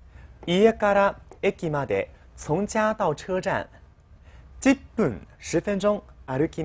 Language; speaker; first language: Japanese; non-native, fluent; Chinese